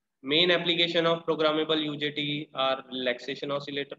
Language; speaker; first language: English; non-native, local second language; Hindi